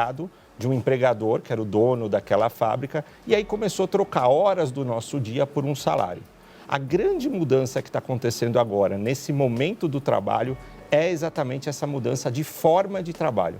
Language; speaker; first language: Portuguese; native; Portuguese